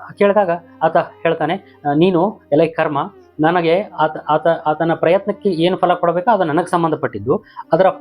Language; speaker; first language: Kannada; native; Kannada